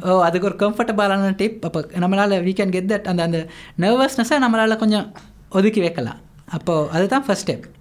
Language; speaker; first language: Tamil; non-native, local second language; Sinhala